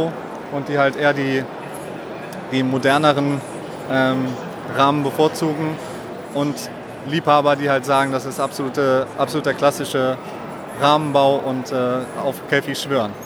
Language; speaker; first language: German; native; German